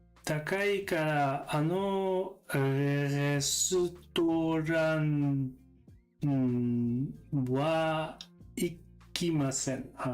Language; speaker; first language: Japanese; non-native, learner; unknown